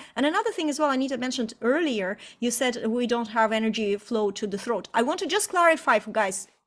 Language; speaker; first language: English; non-native, fluent; Estonian